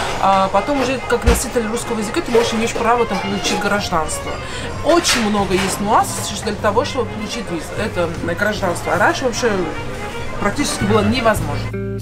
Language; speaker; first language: Russian; non-native, fluent; Persian